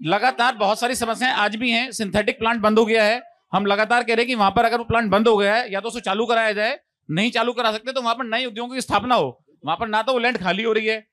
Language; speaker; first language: Hindi; native; Hindi